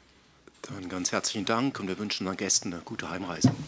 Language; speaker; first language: German; native; German